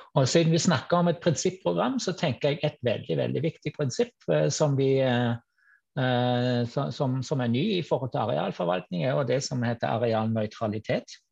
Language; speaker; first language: Norwegian; non-native, fluent; German